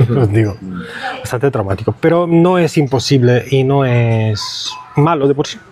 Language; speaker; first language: Spanish; non-native, fluent; Italian